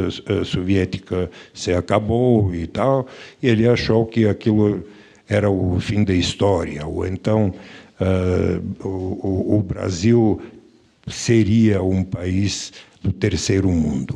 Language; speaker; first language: Portuguese; non-native, fluent; Bulgarian